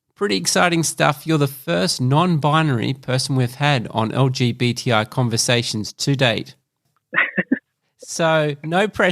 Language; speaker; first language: English; native; English